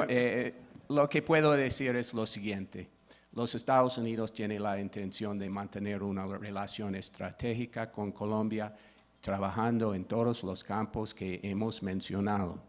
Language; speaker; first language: Spanish; non-native, fluent; English